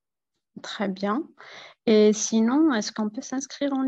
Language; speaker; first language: French; non-native, fluent; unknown